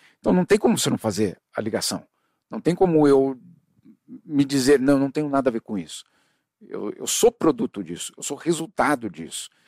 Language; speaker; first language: Portuguese; native; Portuguese